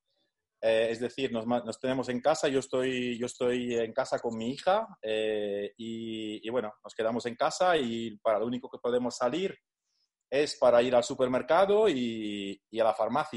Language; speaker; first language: Spanish; non-native, fluent; Dutch